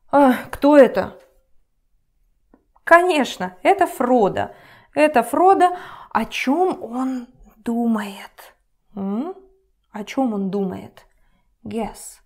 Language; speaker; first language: Russian; non-native, learner; English